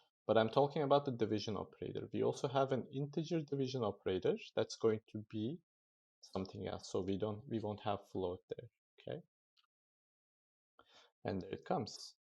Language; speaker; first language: English; non-native, fluent; Turkish